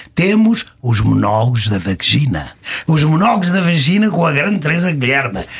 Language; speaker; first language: Portuguese; native; Portuguese